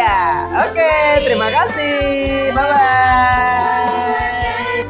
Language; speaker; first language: Indonesian; native; Indonesian